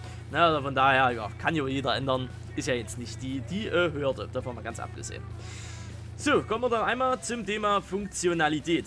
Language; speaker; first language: German; native; German